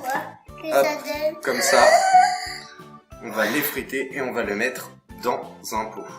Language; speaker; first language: French; native; French